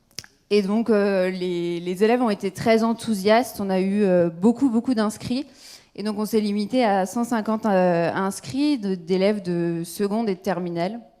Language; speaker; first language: French; native; French